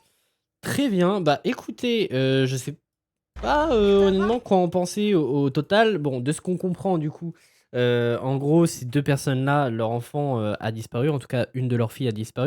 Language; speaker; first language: French; native; French